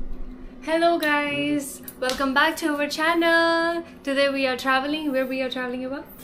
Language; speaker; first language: English; non-native, local second language; Hindi